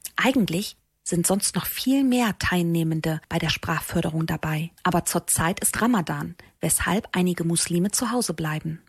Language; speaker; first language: German; native; German